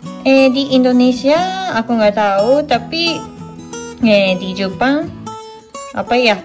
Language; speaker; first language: Indonesian; non-native, fluent; Japanese